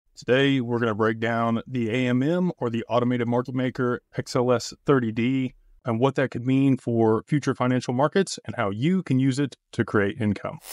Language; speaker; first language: English; native; English